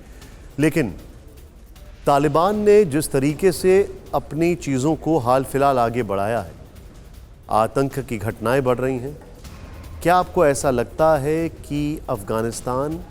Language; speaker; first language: Hindi; native; Hindi